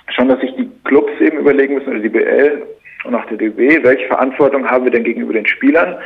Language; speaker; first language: German; native; German